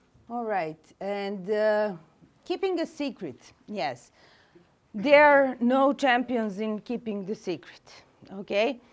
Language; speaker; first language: English; non-native, fluent; Serbian